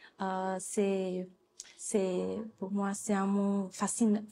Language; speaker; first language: French; non-native, fluent; Portuguese